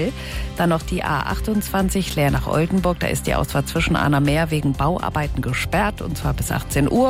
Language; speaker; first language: German; native; German